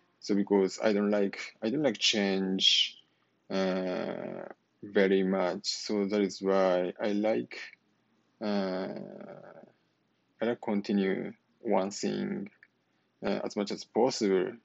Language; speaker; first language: English; non-native, learner; Japanese